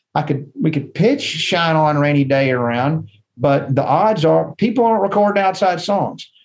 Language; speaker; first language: English; native; English